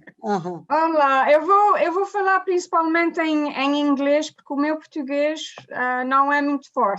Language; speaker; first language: Portuguese; early bilingual, heritage; Portuguese